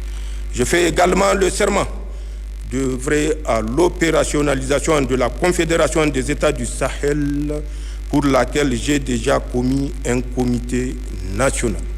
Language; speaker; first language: French; non-native, local second language; Hausa